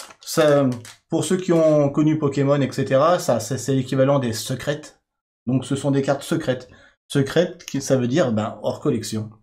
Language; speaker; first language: French; native; French